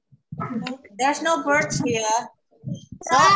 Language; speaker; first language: English; non-native, fluent; Indonesian